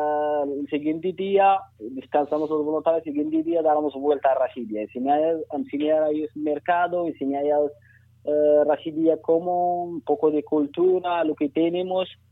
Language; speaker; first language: Spanish; non-native, learner; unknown